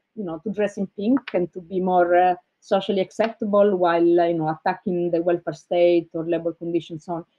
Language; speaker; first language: English; non-native, fluent; Italian